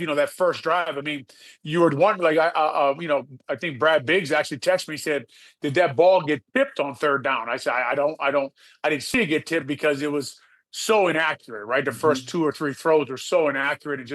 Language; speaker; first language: English; native; English